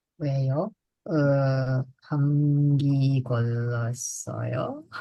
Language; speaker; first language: Korean; non-native, learner; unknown